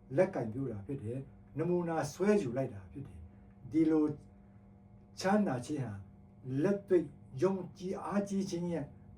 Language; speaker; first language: Burmese; non-native, local second language; Tedim Chin